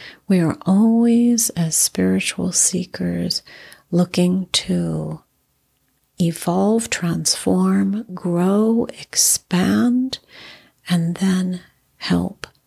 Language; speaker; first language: English; native; English